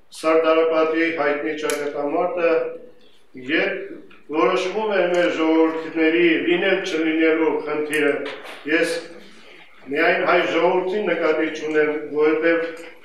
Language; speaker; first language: Armenian; non-native, local second language; Kurdish